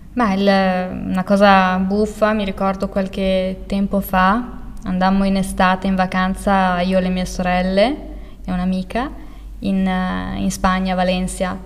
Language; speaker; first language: Italian; early bilingual, other home language; Albanian